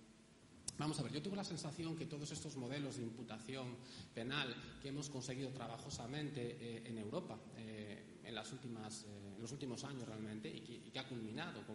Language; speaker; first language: Spanish; native; Spanish